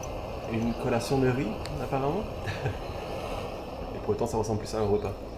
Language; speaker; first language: French; non-native, fluent; English